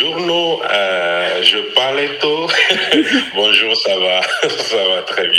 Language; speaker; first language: French; non-native, local second language; Ewe